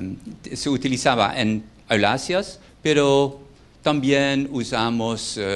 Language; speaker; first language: Spanish; non-native, fluent; Dutch